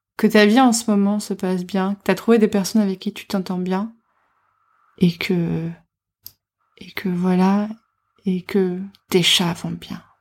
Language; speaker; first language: French; early bilingual, heritage; French